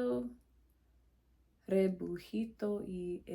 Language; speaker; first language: Spanish; non-native, learner; English